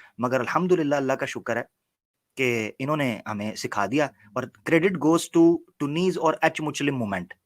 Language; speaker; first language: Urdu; native; Urdu